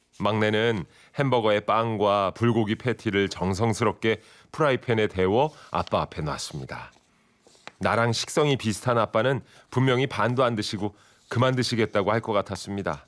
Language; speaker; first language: Korean; native; Korean